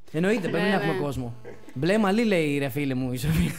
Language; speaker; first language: Greek; native; Greek